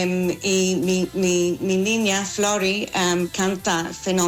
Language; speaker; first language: Spanish; non-native, fluent; English